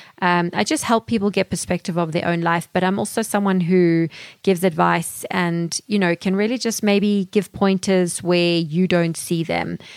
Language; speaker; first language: English; native; English